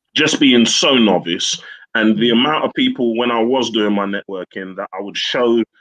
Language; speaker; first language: English; native; English